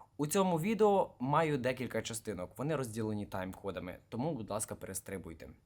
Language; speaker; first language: Ukrainian; native; Ukrainian